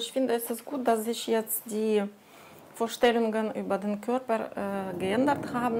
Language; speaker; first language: German; non-native, fluent; Russian